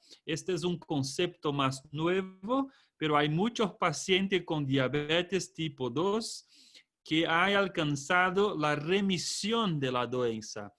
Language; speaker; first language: Spanish; non-native, fluent; Portuguese